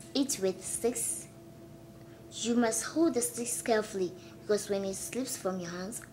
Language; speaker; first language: English; non-native, local second language; Akan